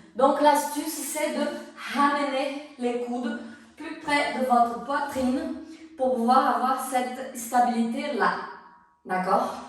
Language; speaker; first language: French; non-native, fluent; Portuguese